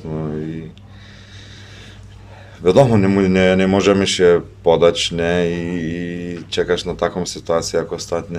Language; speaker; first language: Polish; non-native, fluent; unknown